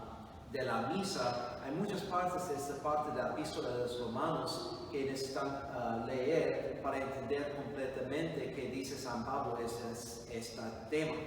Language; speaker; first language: Spanish; non-native, fluent; English